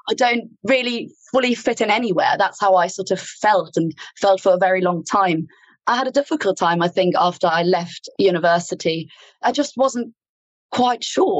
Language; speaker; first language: English; non-native, fluent; German